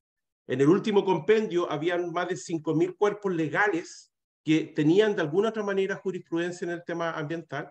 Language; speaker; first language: Spanish; native; Spanish